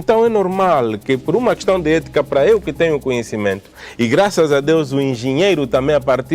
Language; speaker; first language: Portuguese; native; Portuguese